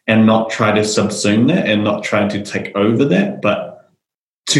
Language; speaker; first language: English; native; English